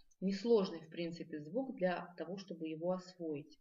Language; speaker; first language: Russian; non-native, local second language; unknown